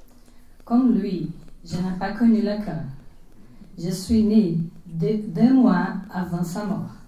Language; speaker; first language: French; non-native, fluent; Portuguese